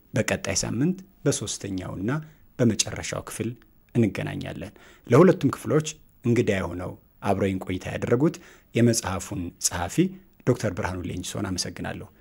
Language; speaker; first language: Amharic; native; Amharic